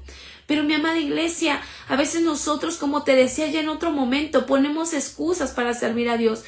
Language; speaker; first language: Spanish; native; Spanish